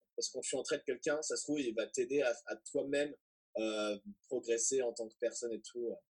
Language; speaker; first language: French; native; French